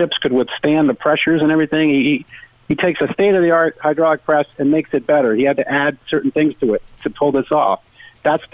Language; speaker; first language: English; native; English